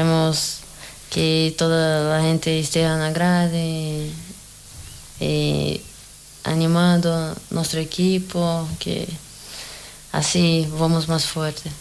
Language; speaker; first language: Spanish; non-native, learner; Portuguese